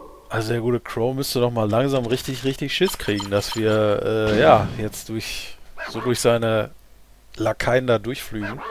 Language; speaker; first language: German; native; German